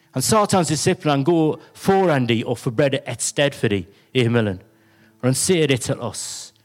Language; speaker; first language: Norwegian; non-native, fluent; English